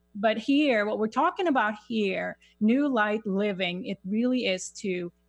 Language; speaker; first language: English; non-native, fluent; Swedish